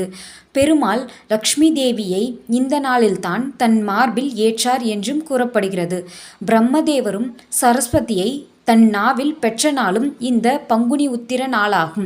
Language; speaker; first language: Tamil; native; Tamil